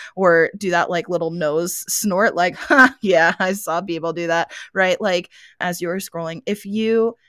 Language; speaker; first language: English; native; English